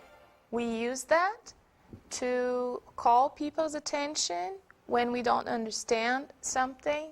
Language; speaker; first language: English; non-native, fluent; Portuguese